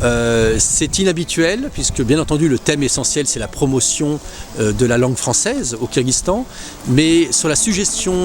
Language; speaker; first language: French; native; French